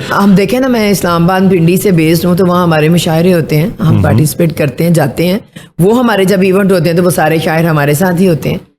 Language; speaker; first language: Urdu; non-native, local second language; Punjabi